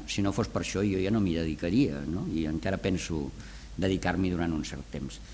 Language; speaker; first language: Catalan; native; Catalan